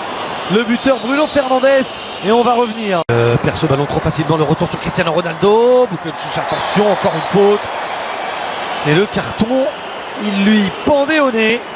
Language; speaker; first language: French; native; French